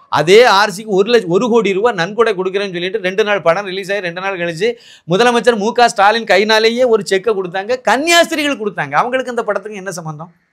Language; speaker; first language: Tamil; native; Tamil